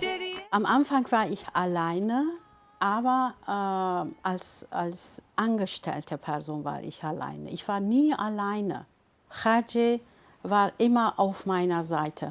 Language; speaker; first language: German; non-native, fluent; Kurdish